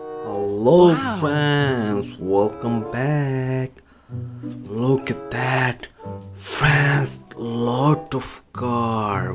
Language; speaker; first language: English; non-native, learner; Indonesian